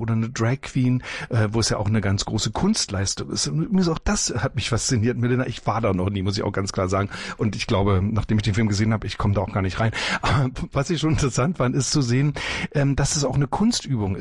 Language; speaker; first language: German; native; German